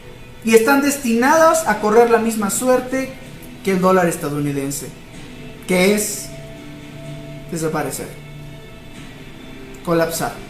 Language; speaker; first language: Spanish; native; Spanish